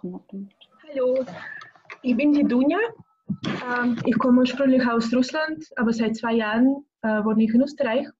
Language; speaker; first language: German; non-native, fluent; Russian